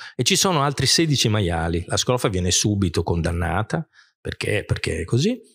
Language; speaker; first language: Italian; native; Italian